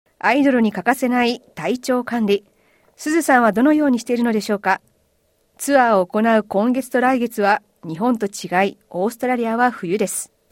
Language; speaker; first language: Japanese; native; Japanese